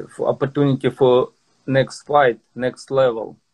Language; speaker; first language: English; non-native, learner; Russian